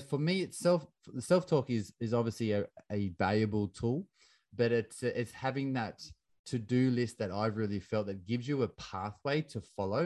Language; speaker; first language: English; native; English